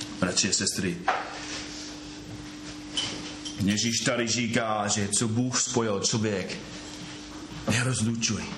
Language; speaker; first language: Czech; non-native, fluent; English